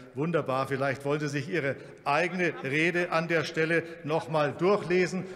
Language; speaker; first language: German; native; German